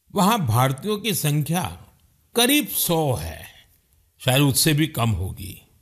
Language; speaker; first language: Hindi; non-native, local second language; Gujarati